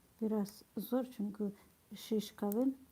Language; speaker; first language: Turkish; non-native, fluent; Ukrainian